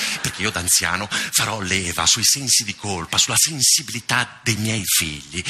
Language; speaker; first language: Italian; native; Italian